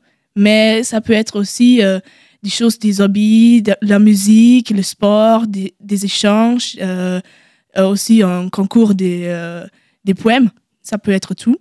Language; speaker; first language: French; non-native, learner; German